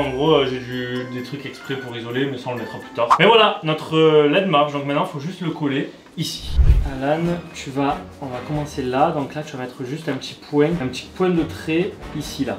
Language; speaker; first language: French; native; French